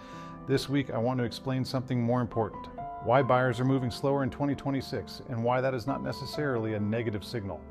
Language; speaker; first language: English; native; English